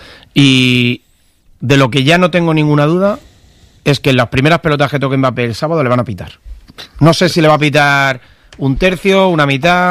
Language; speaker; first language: Spanish; native; Spanish